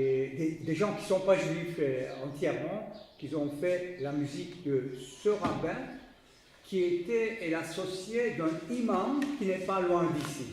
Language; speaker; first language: French; non-native, fluent; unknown